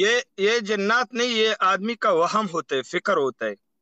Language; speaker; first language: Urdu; non-native, local second language; Pashto